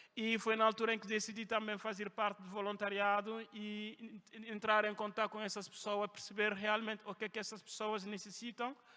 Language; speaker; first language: Portuguese; non-native, fluent; French